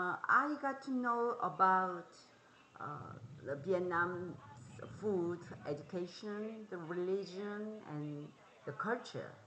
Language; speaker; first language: English; non-native, fluent; Korean